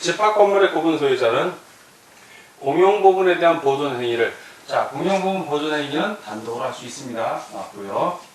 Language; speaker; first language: Korean; native; Korean